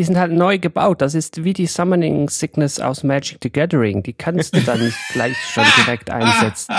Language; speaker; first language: German; native; German